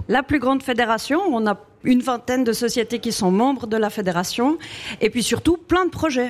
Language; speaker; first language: French; native; French